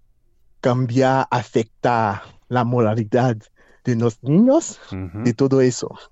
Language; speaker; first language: Spanish; non-native, fluent; English